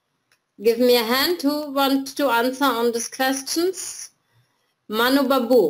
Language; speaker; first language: English; non-native, fluent; German